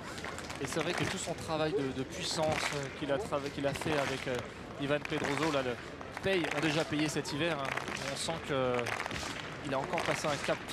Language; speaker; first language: French; native; French